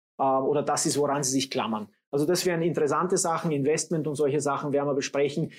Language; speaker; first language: German; early bilingual, other home language; English